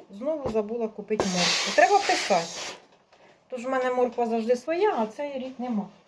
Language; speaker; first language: Ukrainian; native; Ukrainian